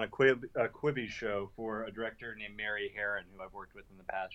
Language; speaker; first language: English; native; English